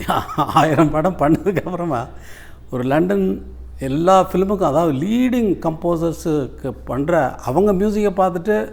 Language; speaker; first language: Tamil; native; Tamil